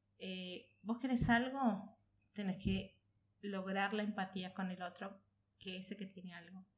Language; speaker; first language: Spanish; native; Spanish